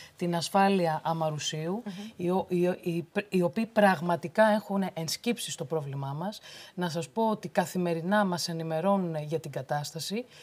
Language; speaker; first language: Greek; native; Greek